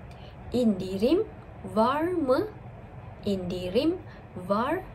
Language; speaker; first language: Turkish; non-native, fluent; Malay